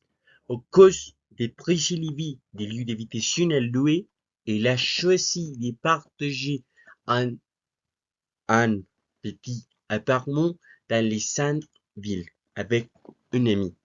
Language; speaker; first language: French; non-native, learner; Spanish